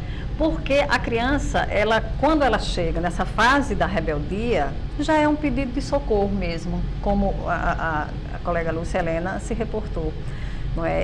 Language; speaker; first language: Portuguese; native; Portuguese